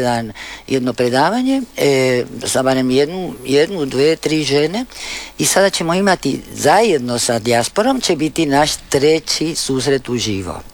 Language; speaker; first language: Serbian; early bilingual, heritage; Spanish